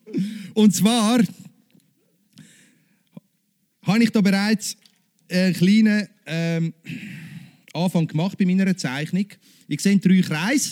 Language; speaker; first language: German; native; German